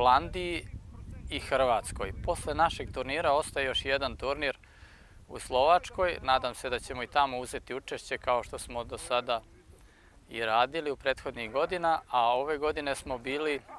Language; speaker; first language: Bosnian; native; Bosnian